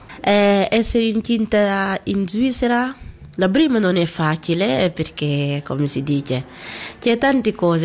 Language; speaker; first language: Italian; non-native, learner; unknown